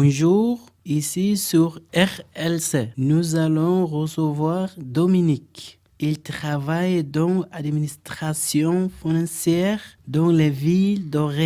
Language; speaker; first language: French; non-native, learner; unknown